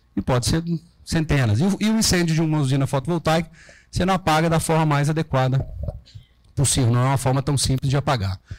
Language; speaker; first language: Portuguese; native; Portuguese